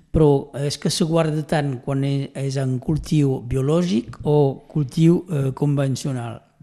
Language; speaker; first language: Catalan; native; Catalan